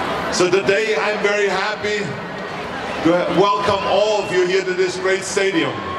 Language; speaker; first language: English; non-native, fluent; German